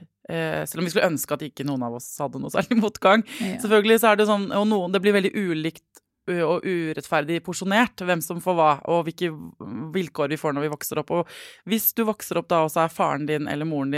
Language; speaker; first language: Norwegian; native; Norwegian